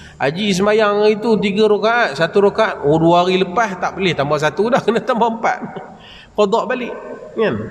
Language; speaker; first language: Malay; native; Malay